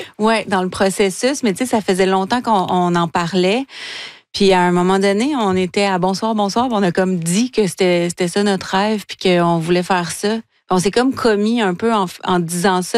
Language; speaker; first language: French; native; French